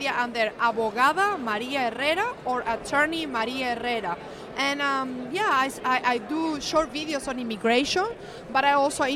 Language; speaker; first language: English; non-native, fluent; Spanish